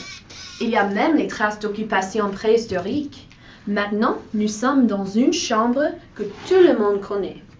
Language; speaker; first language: French; non-native, learner; English